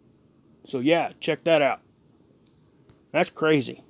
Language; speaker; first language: English; native; English